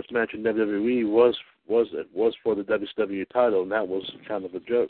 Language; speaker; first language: English; native; English